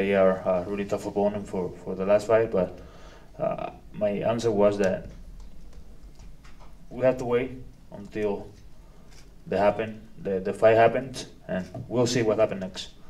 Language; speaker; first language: English; non-native, fluent; Spanish